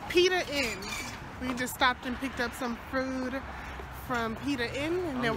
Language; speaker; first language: English; native; English